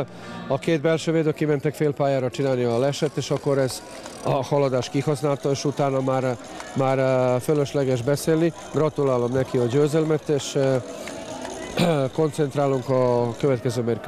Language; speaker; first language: Hungarian; non-native, fluent; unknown